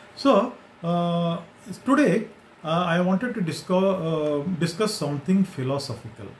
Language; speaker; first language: English; non-native, local second language; Kannada